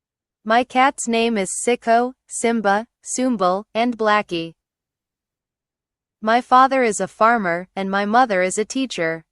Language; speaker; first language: English; non-native, learner; Indonesian